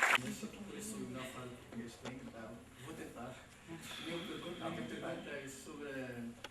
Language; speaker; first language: Portuguese; non-native, learner; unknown